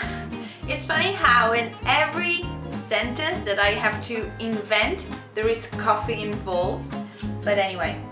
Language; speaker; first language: English; non-native, fluent; Italian